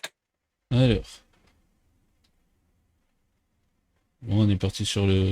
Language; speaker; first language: French; native; French